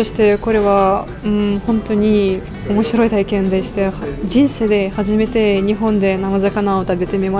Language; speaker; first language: Japanese; non-native, fluent; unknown